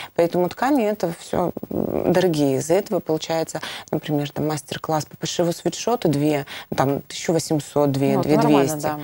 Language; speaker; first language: Russian; native; Russian